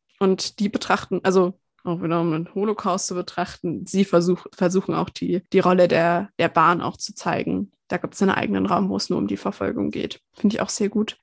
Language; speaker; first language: German; native; German